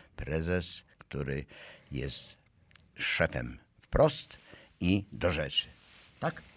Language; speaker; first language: Polish; native; Polish